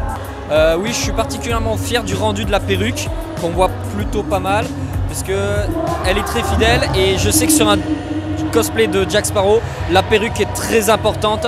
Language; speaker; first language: French; native; French